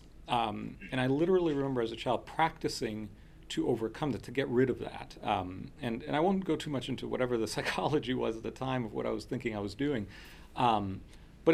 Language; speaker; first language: English; early bilingual, other home language; Spanish